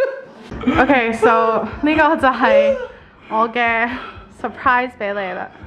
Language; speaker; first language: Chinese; native; Chinese